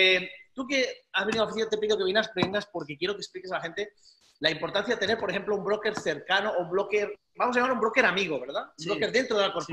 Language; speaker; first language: Spanish; native; Spanish